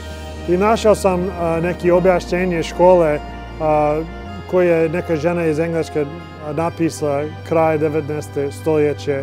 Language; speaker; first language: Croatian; non-native, learner; English